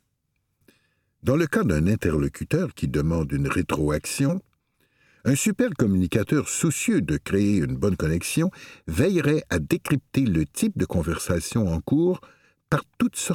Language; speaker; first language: French; native; French